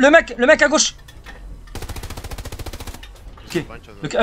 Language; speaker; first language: French; native; French